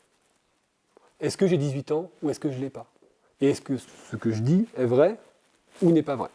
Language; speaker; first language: French; native; French